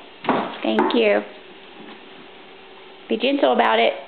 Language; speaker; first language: English; native; English